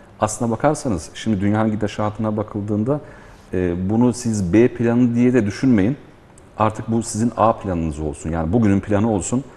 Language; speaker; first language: Turkish; early bilingual, heritage; Turkish